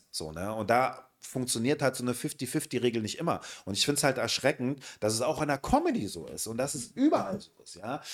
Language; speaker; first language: German; native; German